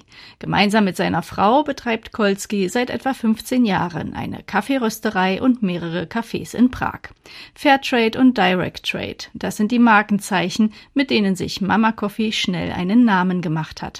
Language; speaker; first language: German; native; German